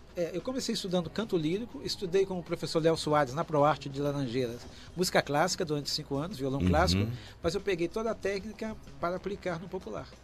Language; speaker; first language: Portuguese; native; Portuguese